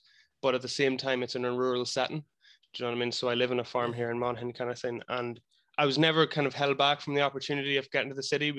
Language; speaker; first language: English; native; English